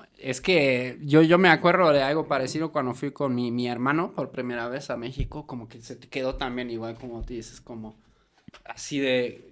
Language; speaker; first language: Spanish; non-native, fluent; German